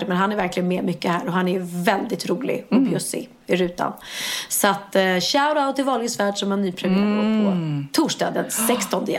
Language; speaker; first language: Swedish; native; Swedish